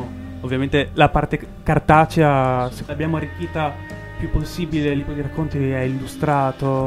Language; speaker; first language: Italian; native; Italian